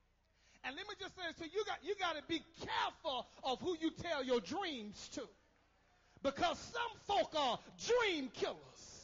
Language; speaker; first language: English; native; English